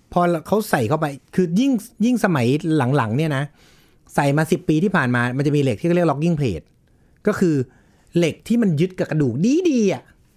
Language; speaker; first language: Thai; native; Thai